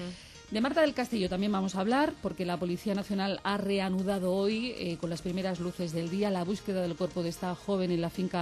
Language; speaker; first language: Spanish; native; Spanish